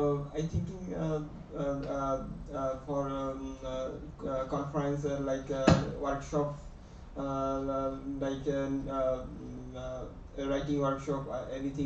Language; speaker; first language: English; non-native, learner; Bangla